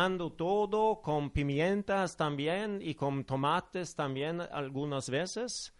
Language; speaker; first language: Spanish; non-native, fluent; Norwegian